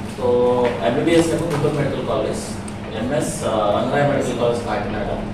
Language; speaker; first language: English; non-native, local second language; Telugu